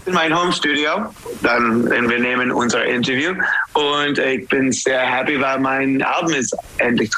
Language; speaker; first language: German; non-native, learner; English